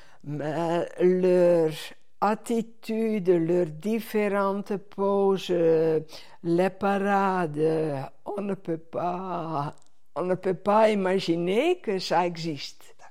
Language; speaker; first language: French; non-native, fluent; Dutch